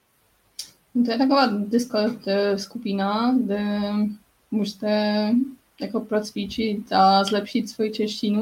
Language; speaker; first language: Czech; non-native, learner; Polish